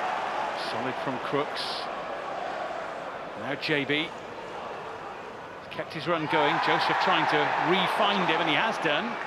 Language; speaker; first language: English; native; English